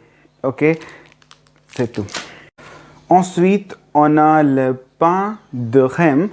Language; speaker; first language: French; non-native, learner; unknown